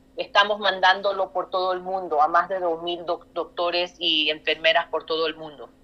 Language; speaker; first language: Spanish; early bilingual, heritage; Spanish